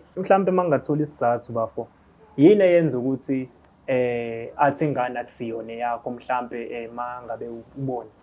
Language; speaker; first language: Zulu; native; Zulu